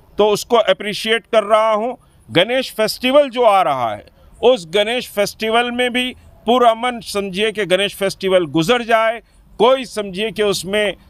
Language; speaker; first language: Hindi; non-native, local second language; Urdu